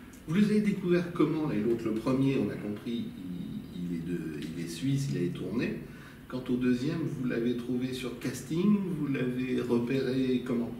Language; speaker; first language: French; native; French